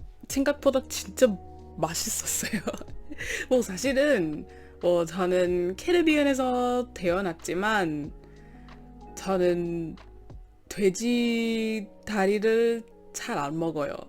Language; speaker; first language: Korean; non-native, learner; English